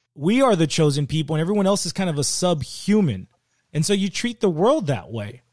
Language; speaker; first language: English; early bilingual, other home language; Spanish